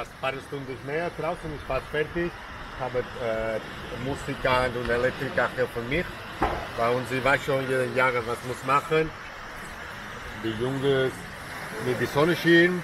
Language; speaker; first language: German; non-native, learner; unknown